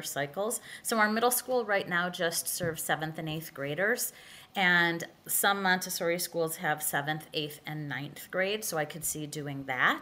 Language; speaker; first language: English; native; English